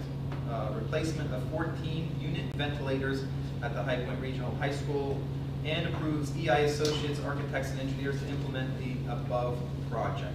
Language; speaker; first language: English; native; English